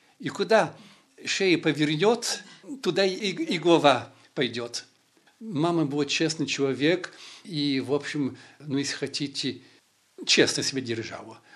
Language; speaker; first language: Russian; early bilingual, heritage; Russian